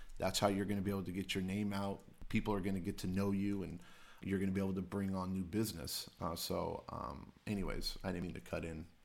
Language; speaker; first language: English; native; English